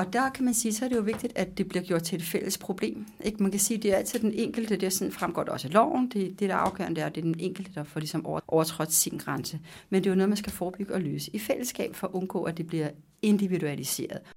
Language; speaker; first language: Danish; native; Danish